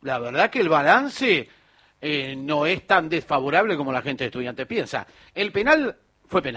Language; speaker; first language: Spanish; native; Spanish